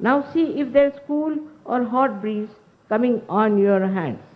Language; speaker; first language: English; non-native, local second language; Hindi